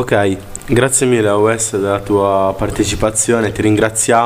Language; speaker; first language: Italian; native; Italian